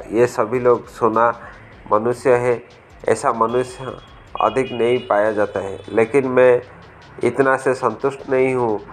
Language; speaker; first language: Hindi; native; Hindi